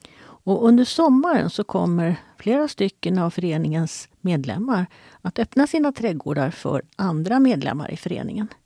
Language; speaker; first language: Swedish; native; Swedish